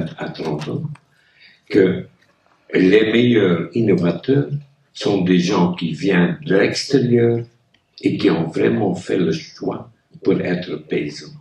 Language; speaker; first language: French; non-native, local second language; Dutch